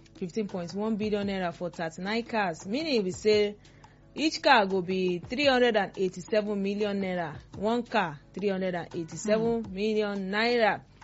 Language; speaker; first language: Nigerian Pidgin; non-native, local second language; Yoruba